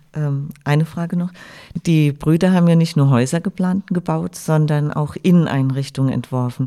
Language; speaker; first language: German; native; German